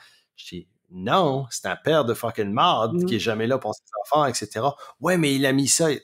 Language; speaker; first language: French; native; French